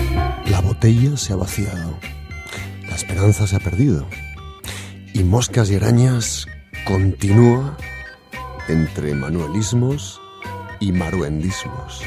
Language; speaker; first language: Spanish; native; Spanish